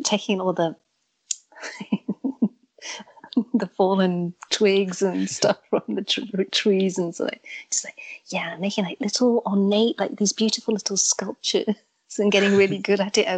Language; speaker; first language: English; native; English